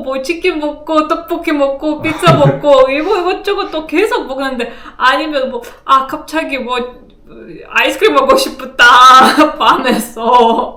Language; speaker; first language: Korean; non-native, fluent; Russian